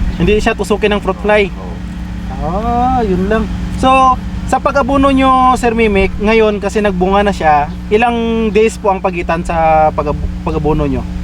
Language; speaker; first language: Filipino; non-native, local second language; Hiligaynon